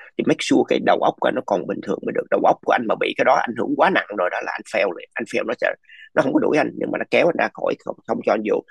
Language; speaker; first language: Vietnamese; early bilingual, other home language; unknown